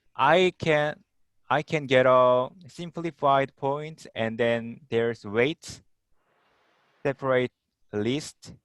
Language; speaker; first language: English; non-native, learner; Korean